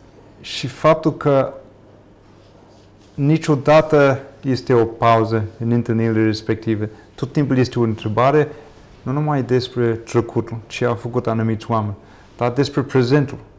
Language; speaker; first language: Romanian; non-native, fluent; English